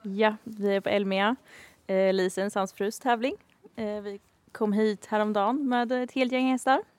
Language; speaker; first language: Swedish; native; Swedish